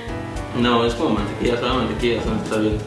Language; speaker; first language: Spanish; native; Spanish